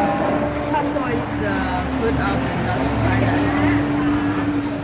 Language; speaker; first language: English; non-native, learner; Thai